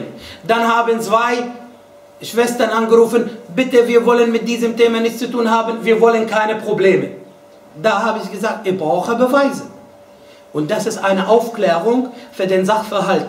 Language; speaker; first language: German; non-native, fluent; Arabic